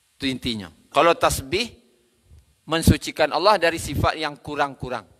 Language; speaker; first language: Malay; non-native, local second language; Minangkabau